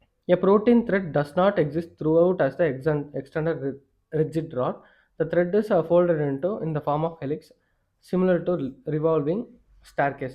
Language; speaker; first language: English; non-native, local second language; Tamil